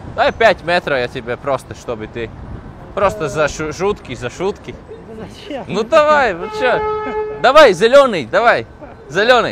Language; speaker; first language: Russian; non-native, local second language; Latvian